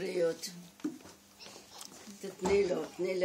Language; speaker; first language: Hebrew; non-native, fluent; Arabic